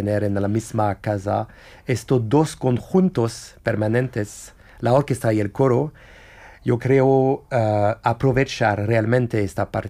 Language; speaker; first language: Spanish; non-native, fluent; French